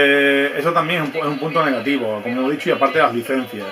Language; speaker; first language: Spanish; native; Spanish